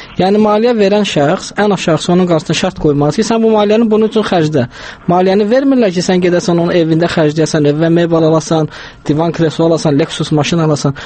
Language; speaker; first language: Azerbaijani; non-native, local second language; Talysh